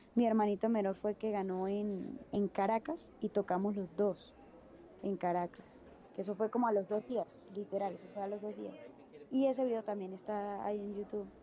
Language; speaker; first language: Spanish; native; Spanish